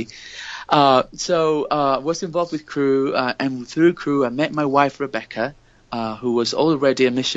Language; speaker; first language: English; non-native, fluent; Spanish